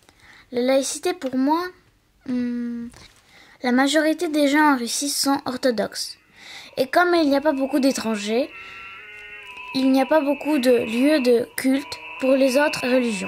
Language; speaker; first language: French; non-native, learner; Russian